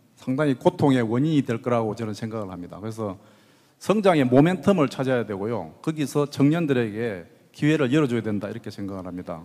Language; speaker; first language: Korean; native; Korean